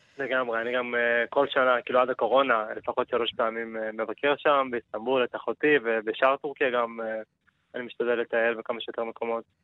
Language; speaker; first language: Hebrew; non-native, fluent; Turkish